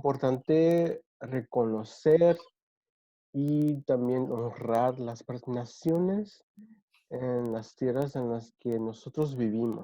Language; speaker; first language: Spanish; early bilingual, other home language; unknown